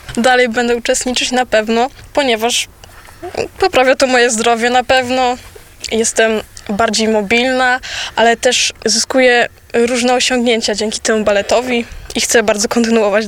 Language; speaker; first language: Polish; native; Polish